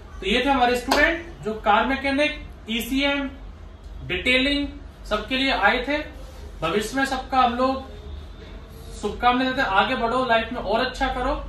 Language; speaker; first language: Hindi; native; Hindi